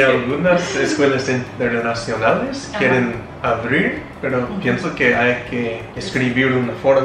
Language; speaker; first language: Spanish; non-native, fluent; English